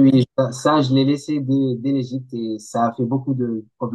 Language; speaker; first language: French; non-native, local second language; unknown